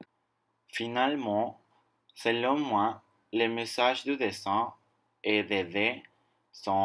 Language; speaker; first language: French; non-native, learner; Spanish